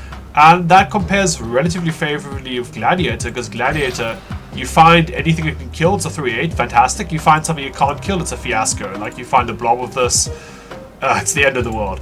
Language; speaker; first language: English; native; English